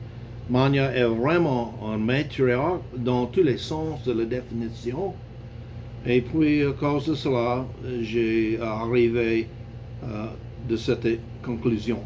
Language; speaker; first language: French; non-native, learner; English